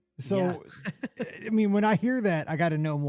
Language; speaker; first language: English; native; English